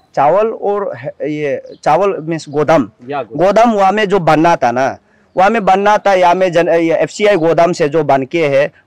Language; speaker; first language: Hindi; non-native, local second language; Nyishi